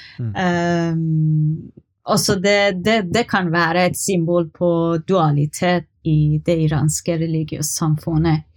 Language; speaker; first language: Norwegian; non-native, learner; Persian